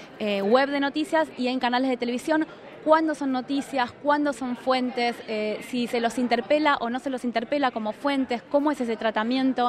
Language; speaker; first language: Spanish; native; Spanish